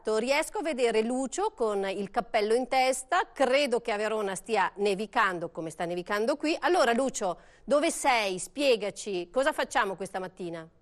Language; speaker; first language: Italian; native; Italian